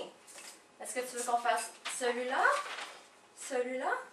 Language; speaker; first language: French; native; French